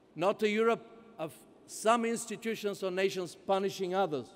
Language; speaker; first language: English; non-native, fluent; Bulgarian